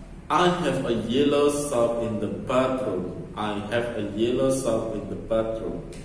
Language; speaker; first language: English; non-native, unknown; Indonesian